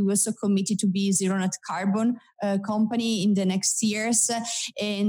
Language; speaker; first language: English; non-native, fluent; Italian